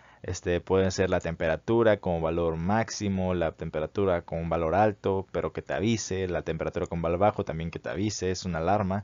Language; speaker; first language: Spanish; native; Spanish